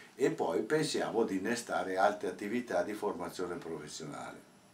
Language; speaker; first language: Italian; native; Italian